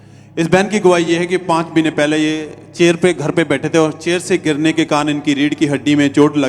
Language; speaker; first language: Hindi; native; Hindi